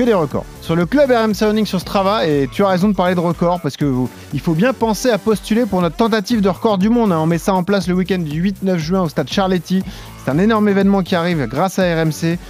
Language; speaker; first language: French; native; French